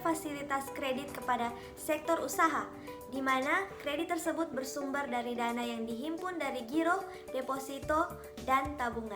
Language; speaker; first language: Indonesian; native; Indonesian